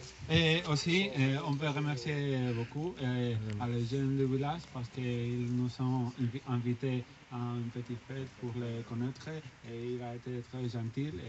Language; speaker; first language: French; non-native, learner; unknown